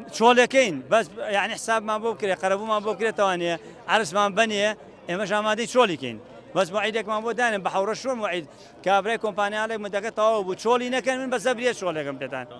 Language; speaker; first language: Central Kurdish; native; Central Kurdish